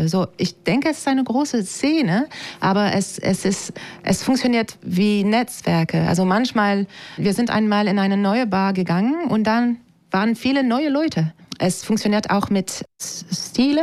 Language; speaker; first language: German; non-native, learner; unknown